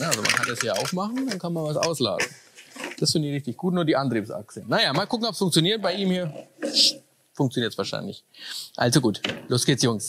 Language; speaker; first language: German; native; German